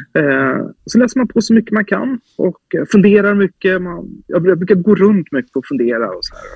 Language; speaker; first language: Swedish; native; Swedish